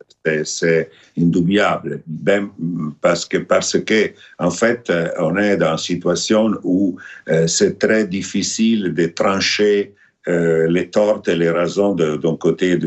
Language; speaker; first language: French; non-native, fluent; Italian